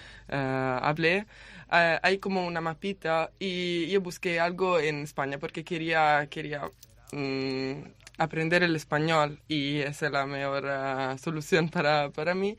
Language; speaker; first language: Spanish; non-native, learner; Italian